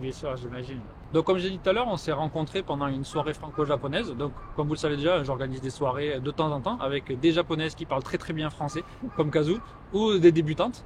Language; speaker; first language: French; native; French